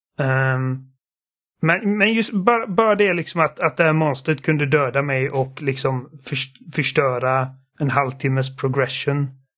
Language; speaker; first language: Swedish; early bilingual, other home language; German